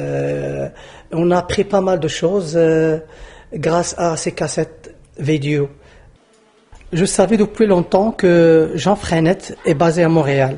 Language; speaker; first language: French; non-native, local second language; Arabic